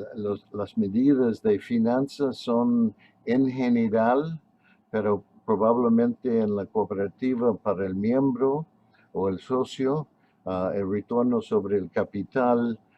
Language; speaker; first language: Spanish; non-native, fluent; English